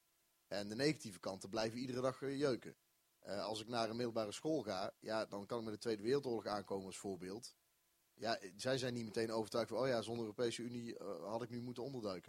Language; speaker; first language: Dutch; native; Dutch